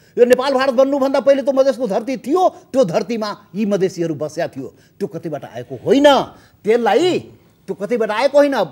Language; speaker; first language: Nepali; non-native, local second language; Maithili